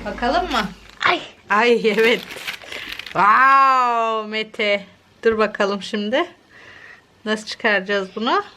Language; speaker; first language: Turkish; early bilingual, heritage; Turkish